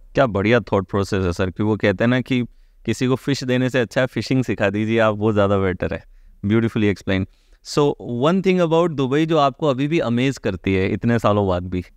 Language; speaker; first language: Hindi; native; Hindi